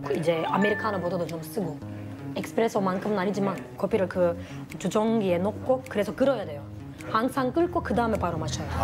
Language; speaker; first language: Korean; non-native, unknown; Turkish